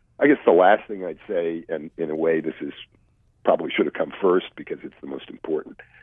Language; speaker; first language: English; native; English